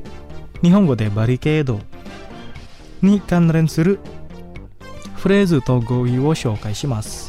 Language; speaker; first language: Japanese; non-native, fluent; Indonesian